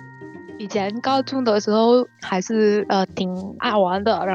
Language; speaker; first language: Chinese; non-native, fluent; Vietnamese